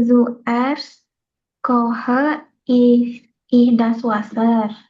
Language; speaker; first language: German; non-native, learner; Indonesian